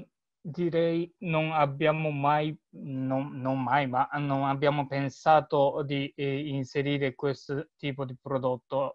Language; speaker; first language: Italian; non-native, learner; Japanese